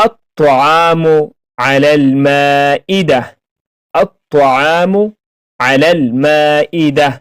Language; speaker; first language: Arabic; non-native, fluent; Pashto